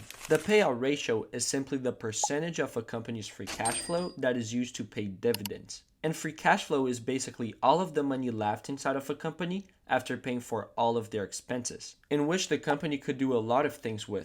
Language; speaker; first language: English; non-native, fluent; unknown